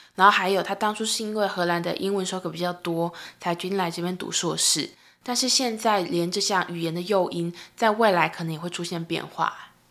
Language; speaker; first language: Chinese; native; Chinese